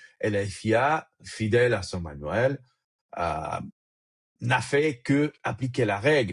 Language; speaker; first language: French; native; French